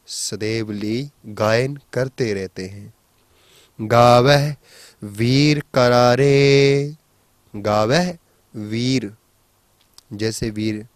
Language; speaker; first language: Hindi; non-native, local second language; Punjabi